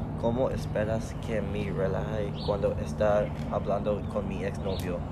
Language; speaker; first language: Spanish; non-native, learner; English